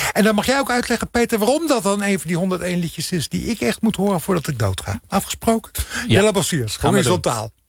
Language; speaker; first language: Dutch; native; Dutch